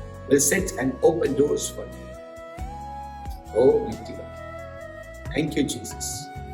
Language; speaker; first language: English; non-native, local second language; Tamil